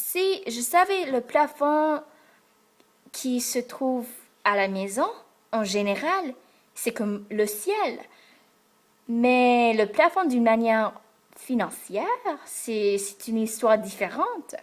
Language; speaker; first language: French; non-native, fluent; English